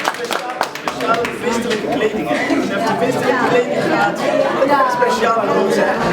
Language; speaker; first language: Dutch; non-native, learner; Somali